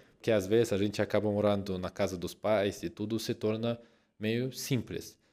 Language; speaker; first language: Portuguese; non-native, fluent; Russian